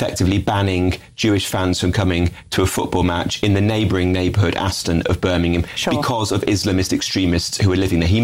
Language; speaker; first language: English; native; English